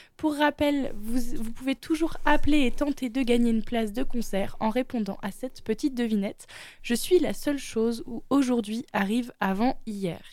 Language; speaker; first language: French; native; French